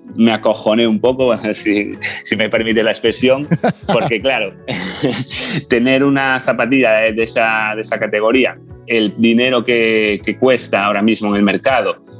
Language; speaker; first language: Spanish; native; Spanish